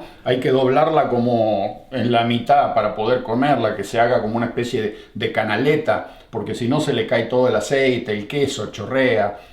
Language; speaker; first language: Spanish; native; Spanish